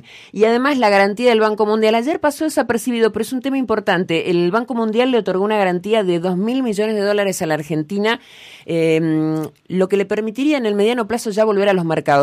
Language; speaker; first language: Spanish; native; Spanish